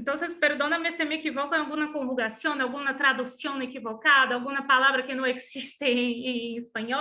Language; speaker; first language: Spanish; non-native, learner; Portuguese